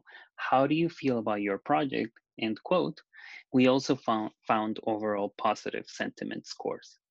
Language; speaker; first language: English; non-native, fluent; Spanish